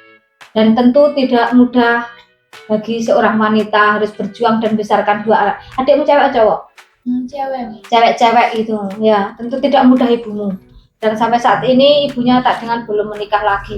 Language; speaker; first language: Indonesian; non-native, local second language; Javanese